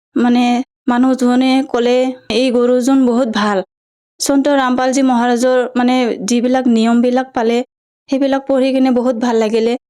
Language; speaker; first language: Assamese; non-native, local second language; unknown